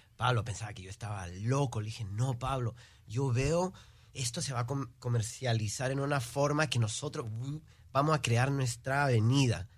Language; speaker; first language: Spanish; early bilingual, heritage; Spanish